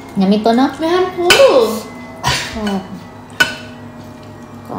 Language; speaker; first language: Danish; non-native, learner; Filipino